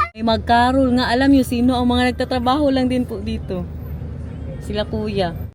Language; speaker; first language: Filipino; non-native, local second language; Cebuano